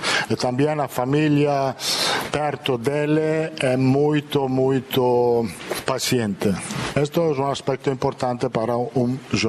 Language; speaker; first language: Spanish; non-native, fluent; Italian